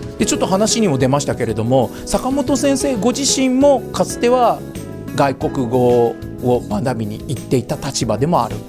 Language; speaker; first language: Japanese; native; Japanese